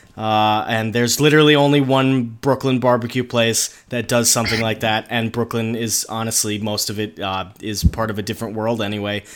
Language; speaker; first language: English; native; English